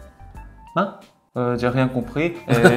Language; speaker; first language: French; non-native, learner; Korean